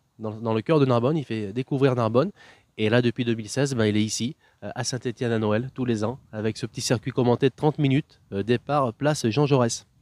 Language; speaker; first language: French; native; French